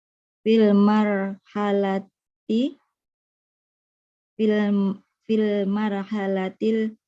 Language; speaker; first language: Arabic; non-native, learner; Indonesian